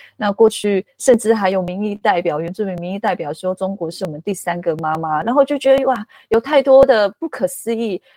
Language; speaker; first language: Chinese; non-native, local second language; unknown